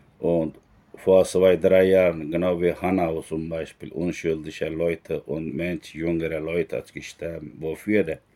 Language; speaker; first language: German; non-native, learner; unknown